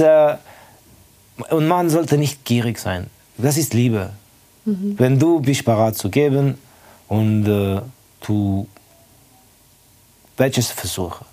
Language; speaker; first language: German; non-native, fluent; Estonian